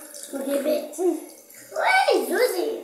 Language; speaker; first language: Hebrew; native; Hebrew